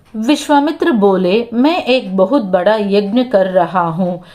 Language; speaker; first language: Hindi; non-native, local second language; Telugu